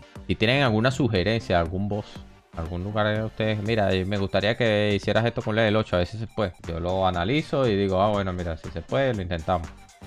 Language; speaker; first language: Spanish; native; Spanish